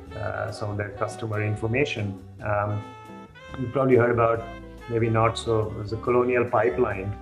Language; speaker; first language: English; non-native, local second language; Hindi